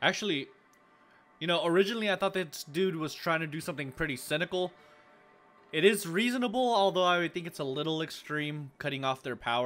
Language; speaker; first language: English; native; English